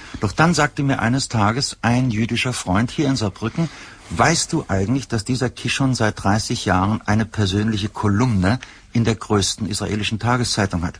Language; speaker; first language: German; native; German